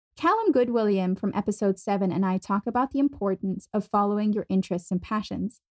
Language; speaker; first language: English; non-native, fluent; German